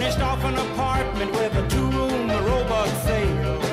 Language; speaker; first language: German; native; German